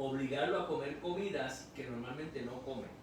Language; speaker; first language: Spanish; native; Spanish